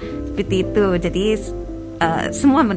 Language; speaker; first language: Indonesian; non-native, fluent; English